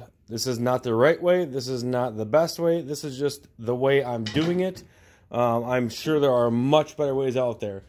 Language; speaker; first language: English; native; English